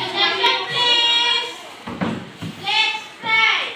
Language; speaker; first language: English; non-native, learner; Indonesian